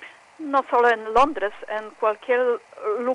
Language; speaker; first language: Spanish; non-native, fluent; Polish